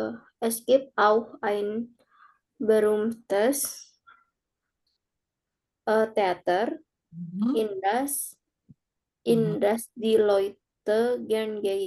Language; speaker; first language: German; non-native, learner; Indonesian